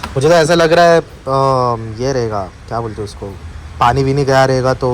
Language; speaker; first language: Hindi; non-native, local second language; Marathi